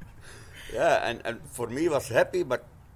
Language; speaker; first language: English; non-native, learner; Dutch